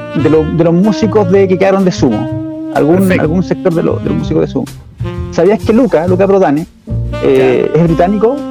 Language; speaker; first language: Spanish; native; Spanish